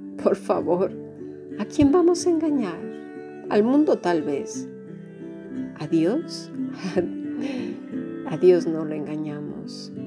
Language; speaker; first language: Spanish; native; Spanish